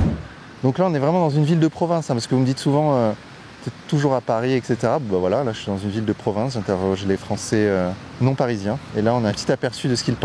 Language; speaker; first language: French; native; French